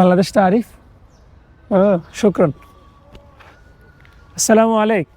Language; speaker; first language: Arabic; non-native, learner; Bangla